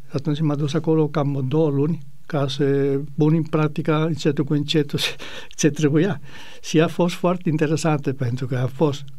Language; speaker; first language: Romanian; non-native, fluent; Spanish